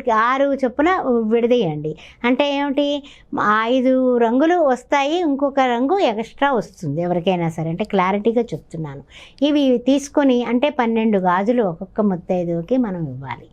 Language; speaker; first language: Telugu; native; Telugu